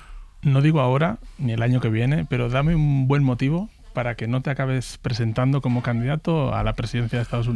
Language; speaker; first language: Spanish; native; Spanish